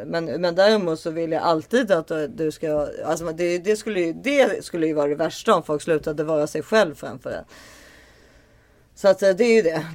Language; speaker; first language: Swedish; native; Swedish